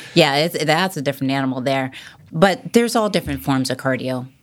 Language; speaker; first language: English; native; English